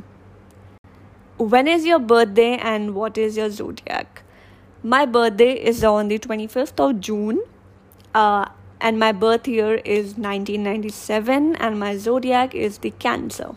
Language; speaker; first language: English; non-native, local second language; Hindi